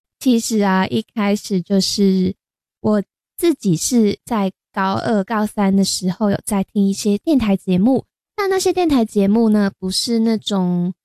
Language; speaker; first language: Chinese; non-native, local second language; Cantonese